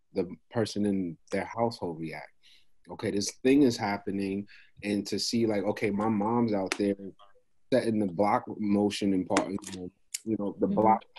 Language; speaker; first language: English; native; English